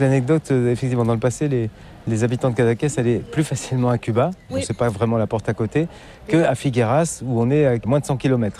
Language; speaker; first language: French; native; French